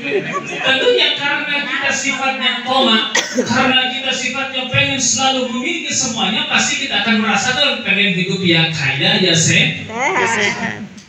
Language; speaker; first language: Indonesian; native; Indonesian